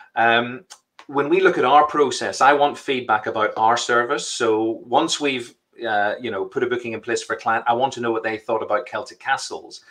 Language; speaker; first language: English; native; English